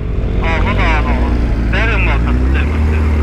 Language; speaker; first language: Japanese; non-native, learner; Mongolian